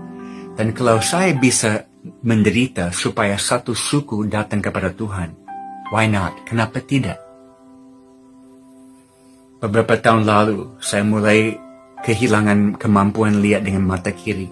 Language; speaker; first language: Indonesian; non-native, fluent; English